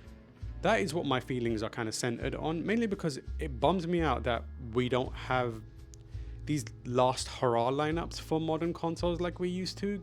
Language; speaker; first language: English; native; English